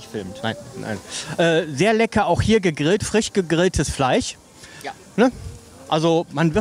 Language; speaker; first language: German; native; German